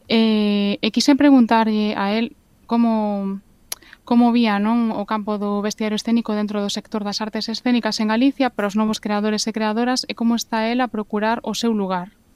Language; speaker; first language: Galician; native; Galician